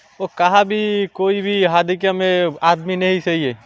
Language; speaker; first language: Hindi; non-native, learner; Bangla